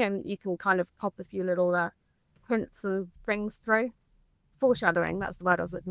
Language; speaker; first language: English; native; English